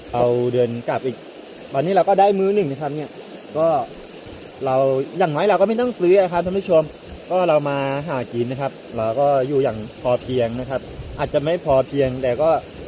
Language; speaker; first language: Thai; non-native, local second language; S'gaw Karen